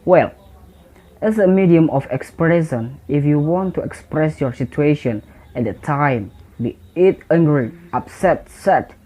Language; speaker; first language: English; non-native, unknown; Indonesian